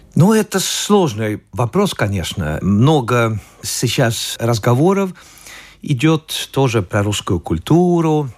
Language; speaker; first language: Russian; non-native, fluent; Swedish